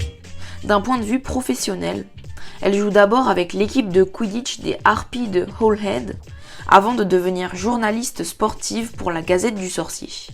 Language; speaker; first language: French; native; French